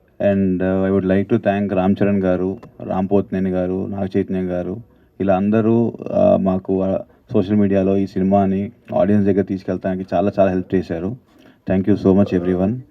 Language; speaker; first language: Telugu; native; Telugu